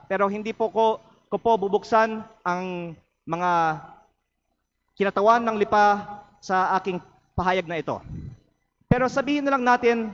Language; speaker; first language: Filipino; native; Filipino